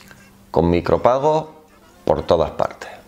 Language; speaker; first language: Spanish; native; Spanish